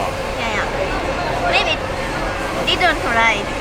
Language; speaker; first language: English; non-native, learner; Japanese